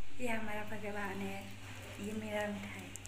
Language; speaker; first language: Hindi; non-native, local second language; Bodo